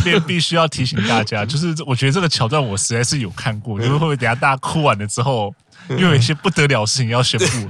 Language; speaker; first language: Chinese; native; Chinese